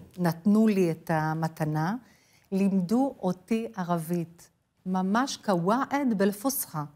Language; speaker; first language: Hebrew; non-native, fluent; English